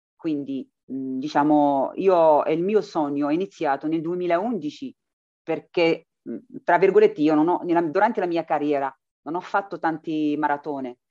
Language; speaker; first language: Italian; non-native, fluent; Arabic